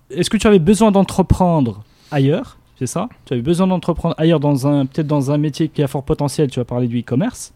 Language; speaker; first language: French; non-native, local second language; Arabic